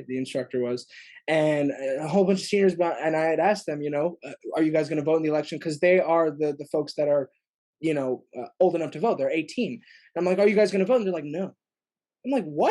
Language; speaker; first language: English; native; English